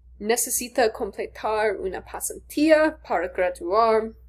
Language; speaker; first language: Spanish; non-native, learner; English